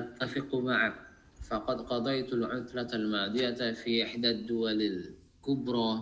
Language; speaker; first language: Arabic; non-native, fluent; Indonesian